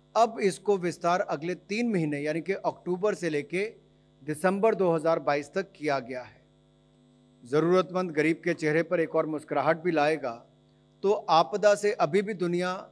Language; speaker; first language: Hindi; native; Hindi